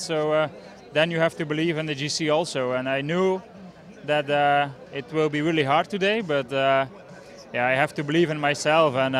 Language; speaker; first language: English; non-native, fluent; Dutch